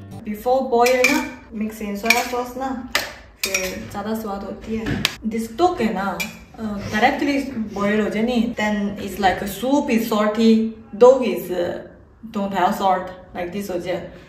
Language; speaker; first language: Hindi; non-native, learner; Korean